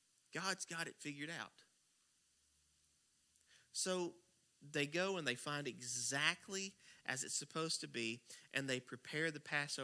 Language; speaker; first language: English; native; English